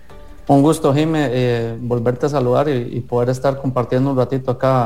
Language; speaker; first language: Spanish; native; Spanish